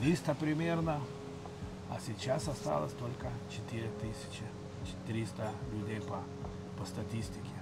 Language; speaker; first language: Russian; non-native, local second language; Lithuanian